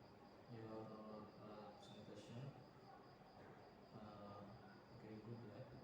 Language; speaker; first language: English; non-native, learner; Indonesian